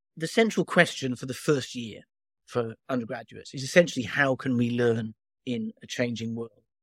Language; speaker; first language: English; native; English